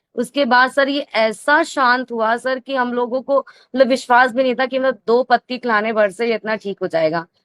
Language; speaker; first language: Hindi; native; Hindi